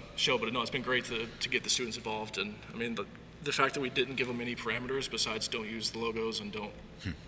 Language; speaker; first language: English; native; English